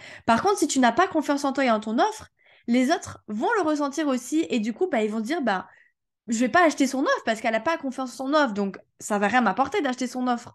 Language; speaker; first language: French; native; French